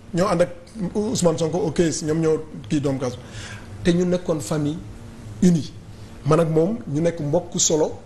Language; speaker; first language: Wolof; non-native, local second language; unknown